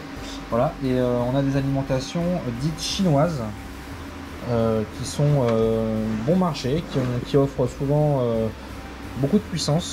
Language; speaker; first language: French; native; French